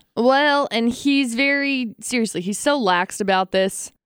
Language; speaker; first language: English; native; English